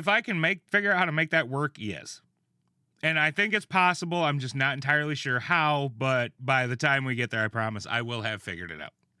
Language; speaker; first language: English; native; English